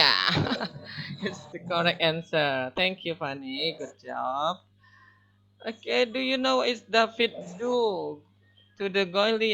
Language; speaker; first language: English; non-native, learner; Indonesian